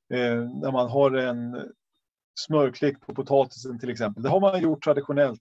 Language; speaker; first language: Swedish; native; Swedish